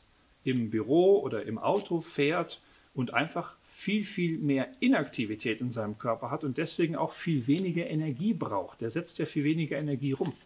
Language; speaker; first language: German; native; German